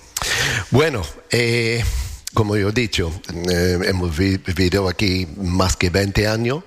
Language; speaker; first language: Spanish; non-native, fluent; English